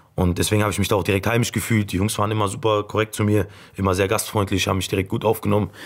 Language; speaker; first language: German; native; German